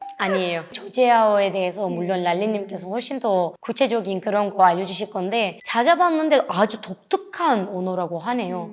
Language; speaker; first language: Korean; non-native, fluent; Turkish